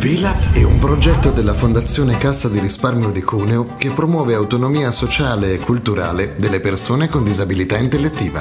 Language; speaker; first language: Italian; native; Italian